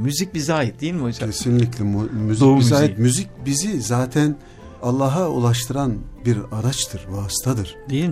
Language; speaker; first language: Turkish; native; Turkish